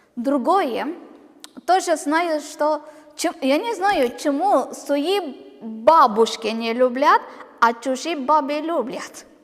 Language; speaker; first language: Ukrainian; non-native, learner; Malayalam